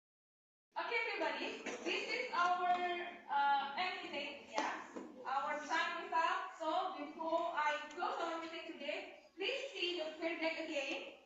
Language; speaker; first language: English; non-native, learner; Indonesian